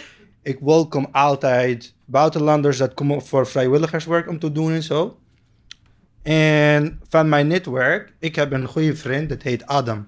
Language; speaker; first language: Dutch; non-native, learner; Arabic